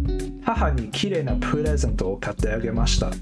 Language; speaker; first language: Japanese; non-native, learner; English